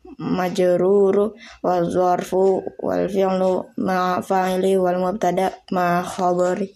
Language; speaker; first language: Arabic; non-native, learner; Indonesian